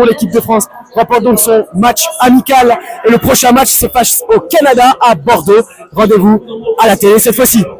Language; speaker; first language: French; native; French